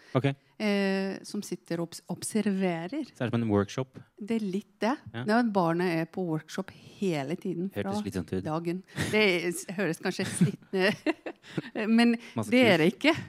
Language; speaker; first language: Norwegian; non-native, fluent; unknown